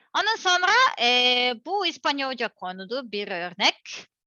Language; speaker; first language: Turkish; non-native, learner; Serbian